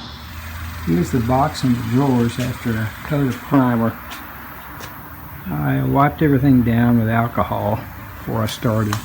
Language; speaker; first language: English; native; English